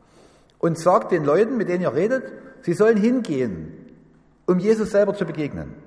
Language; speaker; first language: German; native; German